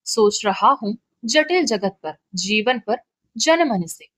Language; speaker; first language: Hindi; non-native, local second language; Malayalam